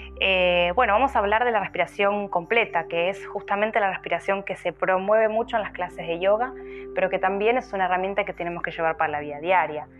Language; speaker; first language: Spanish; native; Spanish